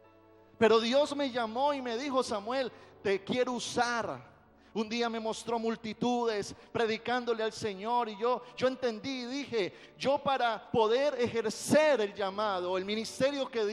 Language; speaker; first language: Spanish; native; Spanish